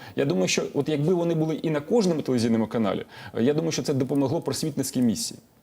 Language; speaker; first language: Ukrainian; non-native, local second language; Russian